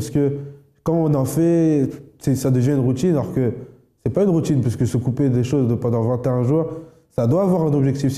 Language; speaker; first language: French; native; French